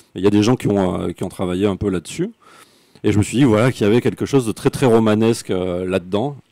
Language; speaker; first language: French; native; French